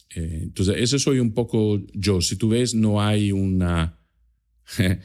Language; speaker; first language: Spanish; non-native, fluent; German